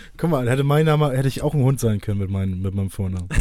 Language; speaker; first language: German; native; German